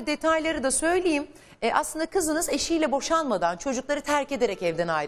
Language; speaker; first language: Turkish; native; Turkish